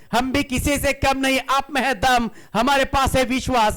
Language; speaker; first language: Hindi; non-native, local second language; Marathi